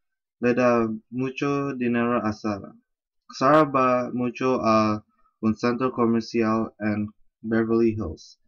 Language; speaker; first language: Spanish; non-native, learner; English